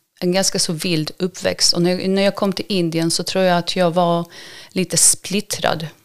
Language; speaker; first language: Swedish; early bilingual, other home language; Polish